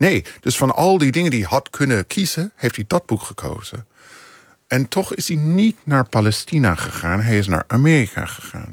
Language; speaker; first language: Dutch; non-native, fluent; English